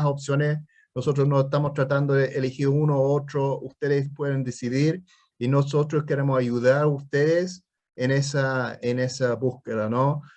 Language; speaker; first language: Spanish; non-native, fluent; English